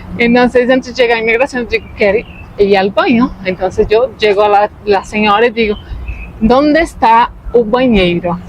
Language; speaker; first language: Spanish; non-native, fluent; Portuguese